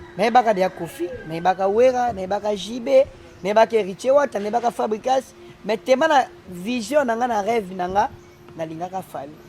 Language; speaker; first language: Lingala; native; Lingala